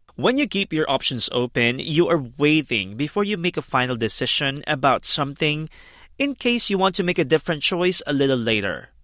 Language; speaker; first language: English; non-native, fluent; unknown